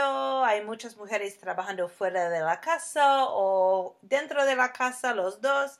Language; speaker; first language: Spanish; non-native, fluent; English